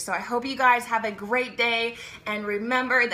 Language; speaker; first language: English; native; English